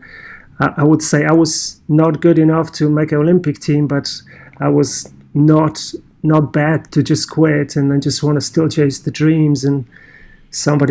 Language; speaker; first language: English; non-native, fluent; Polish